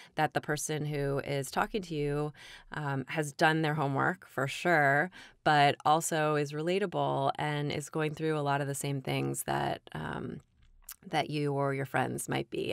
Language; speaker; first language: English; native; English